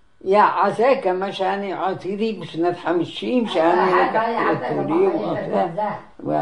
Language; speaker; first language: Hebrew; non-native, fluent; Arabic